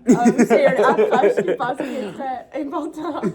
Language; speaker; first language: French; non-native, local second language; English